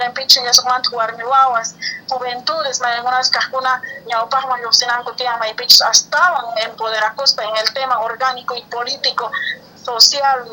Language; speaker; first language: Spanish; native; Spanish